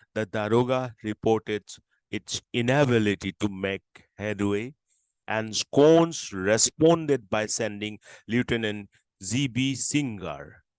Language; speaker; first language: English; non-native, local second language; Assamese